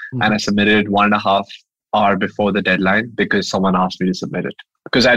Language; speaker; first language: English; non-native, local second language; Hindi